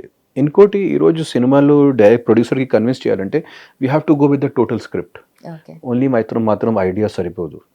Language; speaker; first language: Telugu; non-native, fluent; Hindi